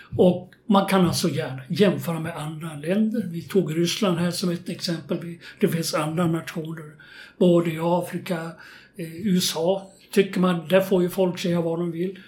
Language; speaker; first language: Swedish; native; Swedish